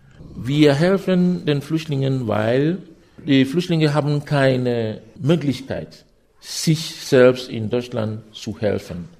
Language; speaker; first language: German; non-native, fluent; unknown